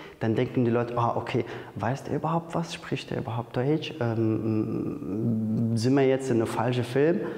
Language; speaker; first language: German; non-native, fluent; Arabic